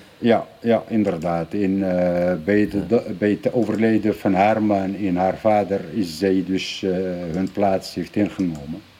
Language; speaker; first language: Dutch; non-native, fluent; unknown